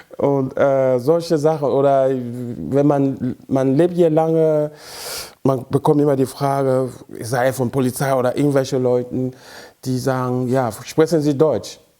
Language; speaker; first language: German; non-native, fluent; French